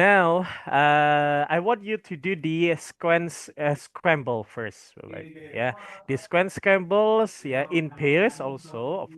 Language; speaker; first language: English; non-native, fluent; Indonesian